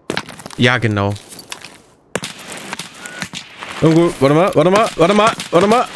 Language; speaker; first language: German; native; German